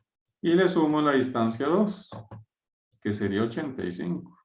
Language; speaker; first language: Spanish; native; Spanish